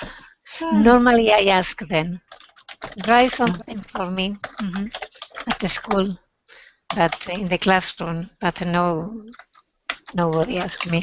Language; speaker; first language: English; non-native, learner; Spanish